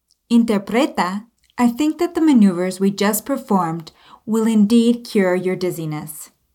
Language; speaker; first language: English; native; English